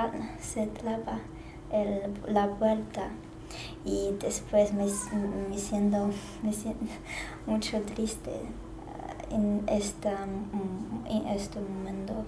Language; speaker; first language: Spanish; non-native, learner; Chinese